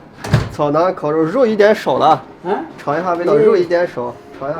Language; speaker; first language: Chinese; native; Chinese